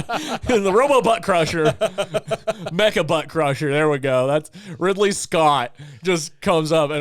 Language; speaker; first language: English; native; English